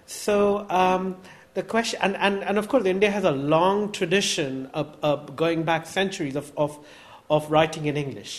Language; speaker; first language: English; non-native, local second language; Bangla